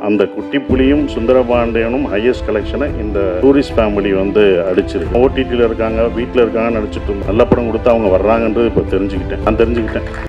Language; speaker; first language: Tamil; native; Tamil